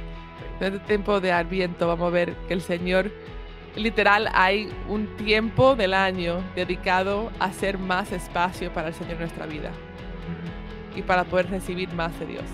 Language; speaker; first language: Spanish; early bilingual, heritage; Spanish